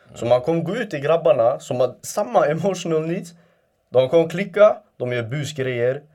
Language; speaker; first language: Swedish; early bilingual, other home language; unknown